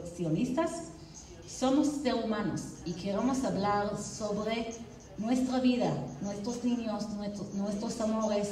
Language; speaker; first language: Spanish; non-native, fluent; Hebrew